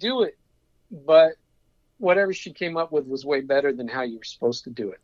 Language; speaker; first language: English; native; English